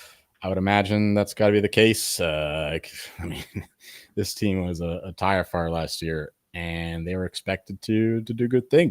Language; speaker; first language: English; native; English